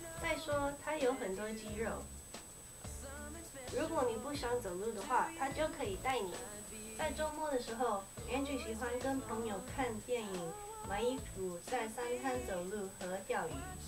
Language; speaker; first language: Chinese; early bilingual, heritage; Chinese